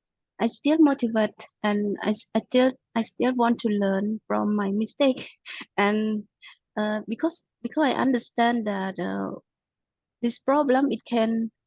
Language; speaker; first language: English; non-native, local second language; Khmer